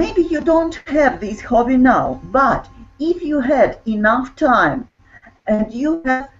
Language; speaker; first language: English; non-native, fluent; Russian